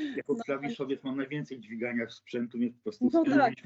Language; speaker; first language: Polish; native; Polish